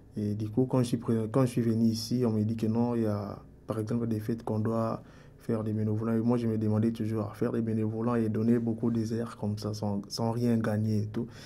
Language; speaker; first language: French; non-native, local second language; Lingala